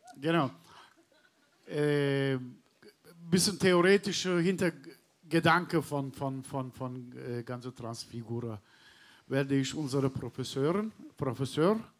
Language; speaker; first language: German; non-native, learner; Turkish